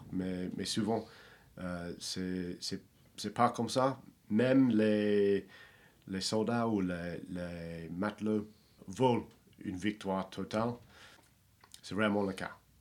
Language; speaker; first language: French; non-native, fluent; English